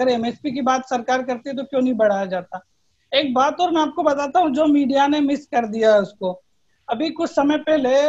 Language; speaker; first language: Hindi; native; Hindi